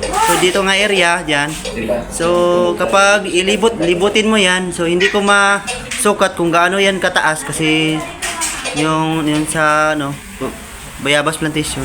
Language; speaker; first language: Filipino; non-native, local second language; Cebuano